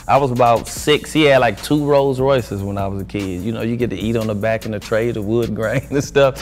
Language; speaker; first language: English; native; English